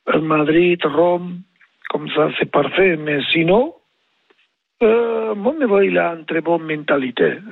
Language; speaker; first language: French; non-native, learner; Spanish